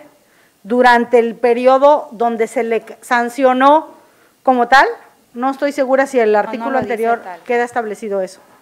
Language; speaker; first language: Spanish; native; Spanish